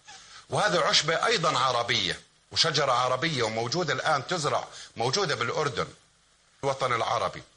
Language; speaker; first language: Arabic; native; Arabic